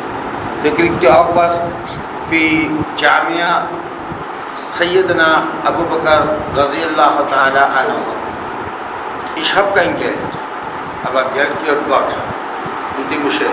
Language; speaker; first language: German; non-native, learner; Urdu